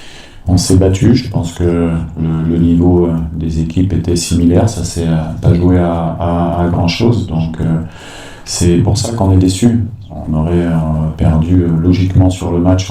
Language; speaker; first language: French; native; French